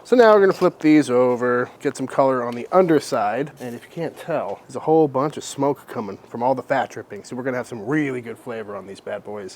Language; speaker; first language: English; native; English